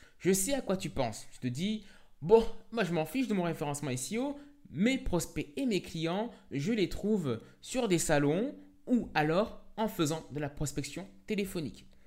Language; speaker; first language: French; native; French